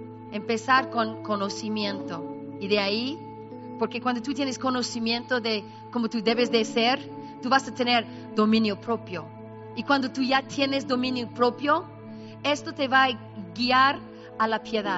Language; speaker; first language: Spanish; non-native, fluent; English